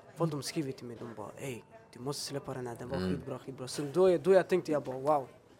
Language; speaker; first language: Swedish; early bilingual, other home language; Albanian